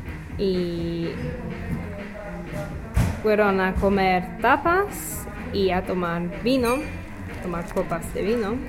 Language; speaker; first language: Spanish; non-native, learner; English